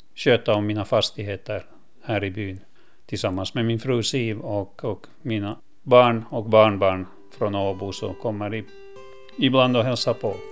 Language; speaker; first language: Swedish; native; Swedish